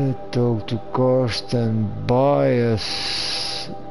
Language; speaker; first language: English; non-native, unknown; Dutch